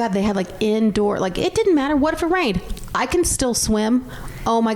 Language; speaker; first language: English; native; English